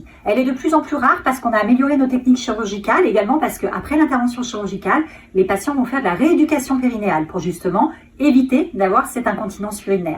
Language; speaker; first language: French; native; French